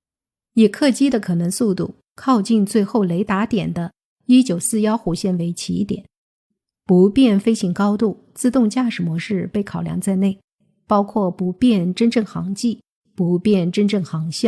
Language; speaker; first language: Chinese; native; Chinese